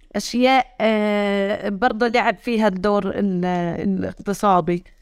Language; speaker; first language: Arabic; native; Arabic